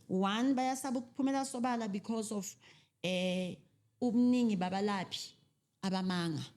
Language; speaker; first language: Zulu; non-native, local second language; Southern Sotho